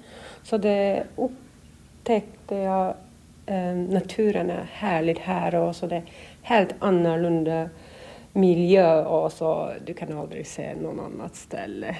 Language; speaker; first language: Swedish; non-native, learner; Turkish